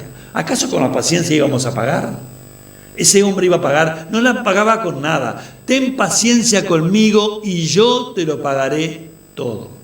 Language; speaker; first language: Spanish; native; Spanish